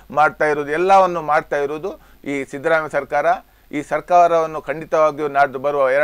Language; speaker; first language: Kannada; native; Kannada